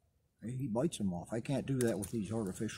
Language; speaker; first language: English; native; English